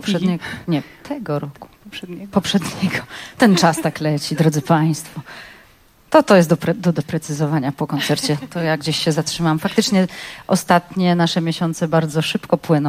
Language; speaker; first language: Polish; native; Polish